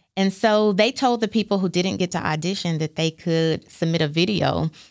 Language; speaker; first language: English; native; English